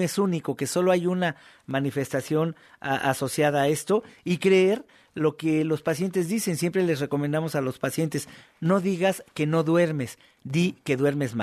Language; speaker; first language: Spanish; native; Spanish